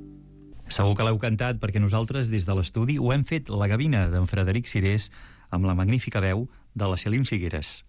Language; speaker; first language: Catalan; native; Catalan